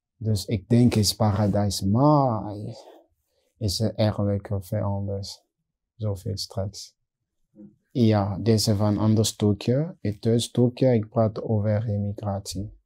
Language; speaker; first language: Dutch; non-native, learner; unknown